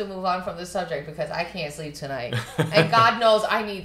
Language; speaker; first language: English; non-native, local second language; Cantonese